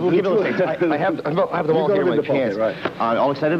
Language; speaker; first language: English; native; English